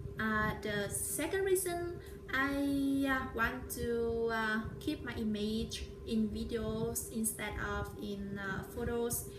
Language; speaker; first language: English; non-native, learner; Vietnamese